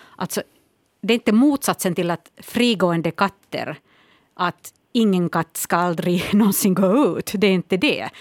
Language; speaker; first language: Swedish; non-native, local second language; Finnish